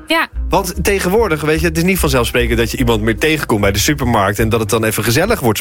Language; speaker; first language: Dutch; native; Dutch